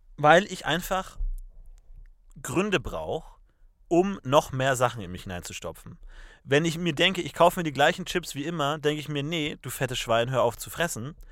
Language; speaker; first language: German; native; German